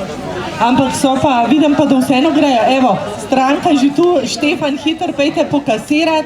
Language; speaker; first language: Slovenian; native; Slovenian